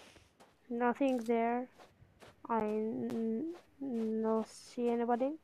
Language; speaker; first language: English; non-native, learner; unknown